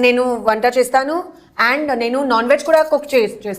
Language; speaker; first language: Telugu; non-native, learner; Hindi